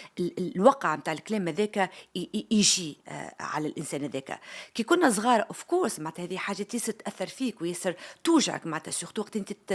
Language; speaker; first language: Arabic; native; Arabic